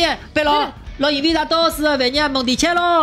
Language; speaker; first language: Spanish; non-native, learner; Chinese